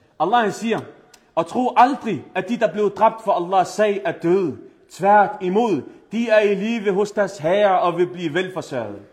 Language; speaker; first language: Danish; early bilingual, other home language; Arabic